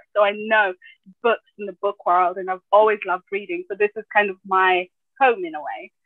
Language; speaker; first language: English; early bilingual, other home language; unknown